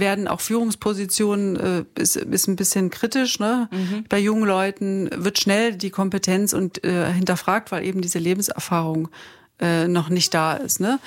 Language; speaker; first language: German; native; German